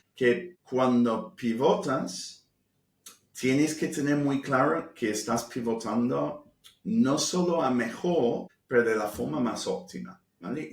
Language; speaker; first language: Spanish; non-native, fluent; English